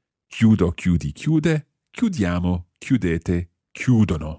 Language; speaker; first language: Italian; non-native, fluent; English